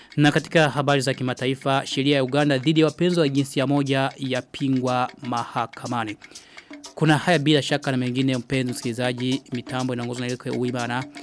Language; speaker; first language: Swahili; non-native, local second language; Rundi